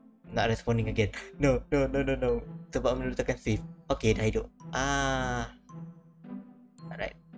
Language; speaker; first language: English; non-native, local second language; Malay